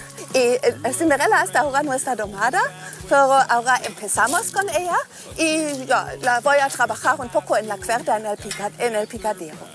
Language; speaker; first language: Spanish; non-native, fluent; German